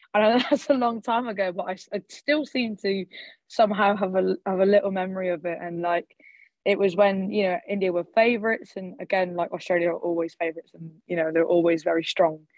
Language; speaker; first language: English; early bilingual, other home language; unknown